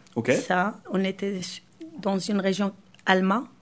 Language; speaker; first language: French; non-native, local second language; Arabic